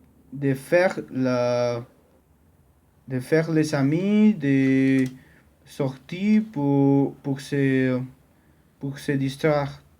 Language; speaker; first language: French; non-native, learner; Spanish